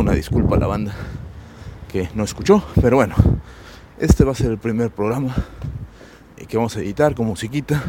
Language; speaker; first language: Spanish; native; Spanish